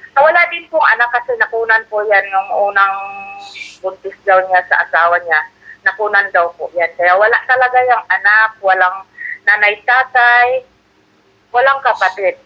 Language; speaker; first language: Filipino; non-native, local second language; Cebuano